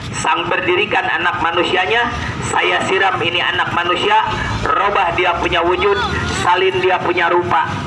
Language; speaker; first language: Indonesian; non-native, local second language; Sundanese